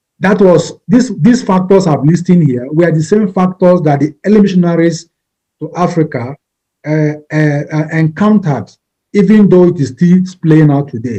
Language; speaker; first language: English; non-native, local second language; Igbo